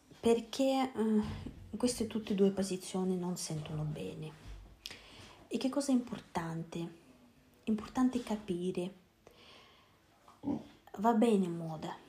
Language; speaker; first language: Italian; non-native, learner; Russian